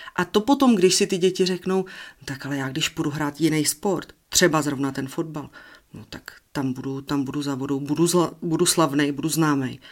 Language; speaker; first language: Czech; native; Czech